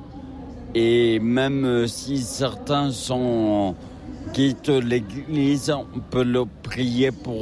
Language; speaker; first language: French; native; French